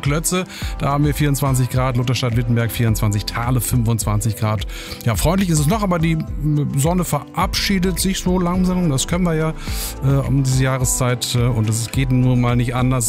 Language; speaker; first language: German; native; German